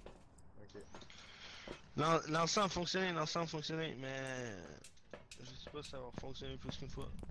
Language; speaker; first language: French; native; French